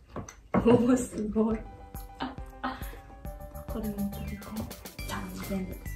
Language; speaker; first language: Japanese; non-native, learner; Vietnamese